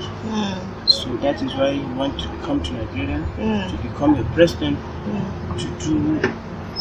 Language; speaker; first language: English; non-native, local second language; Hausa